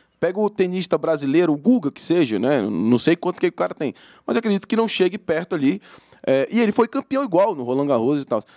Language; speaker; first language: Portuguese; native; Portuguese